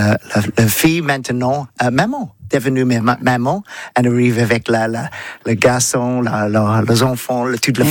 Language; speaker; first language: French; non-native, learner; English